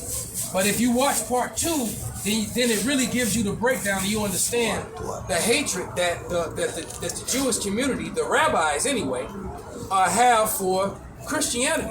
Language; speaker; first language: English; native; English